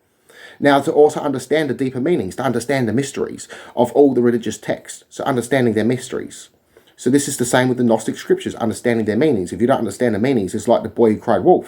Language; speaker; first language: English; native; English